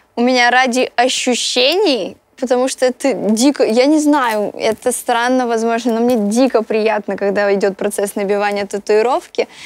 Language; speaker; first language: Russian; native; Russian